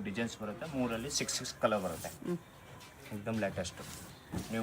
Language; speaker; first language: Kannada; non-native, local second language; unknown